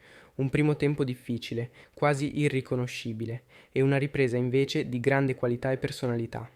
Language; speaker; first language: Italian; native; Italian